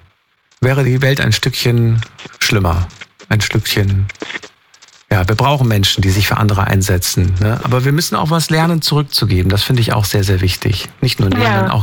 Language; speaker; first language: German; native; German